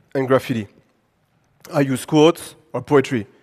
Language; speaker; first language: English; non-native, fluent; French